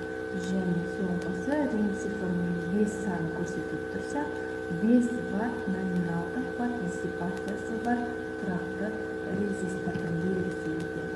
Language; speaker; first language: Kazakh; native; Kazakh